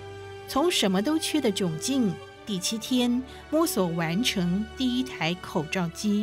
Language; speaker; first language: Chinese; native; Chinese